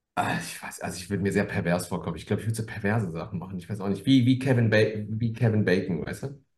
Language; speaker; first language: German; early bilingual, other home language; Korean